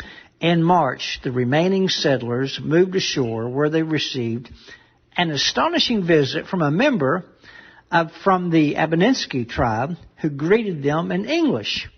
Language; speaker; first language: English; native; English